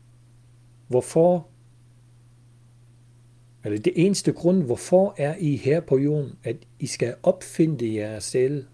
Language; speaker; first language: Danish; non-native, fluent; German